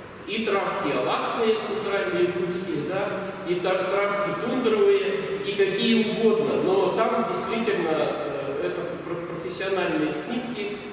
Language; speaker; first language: Russian; native; Russian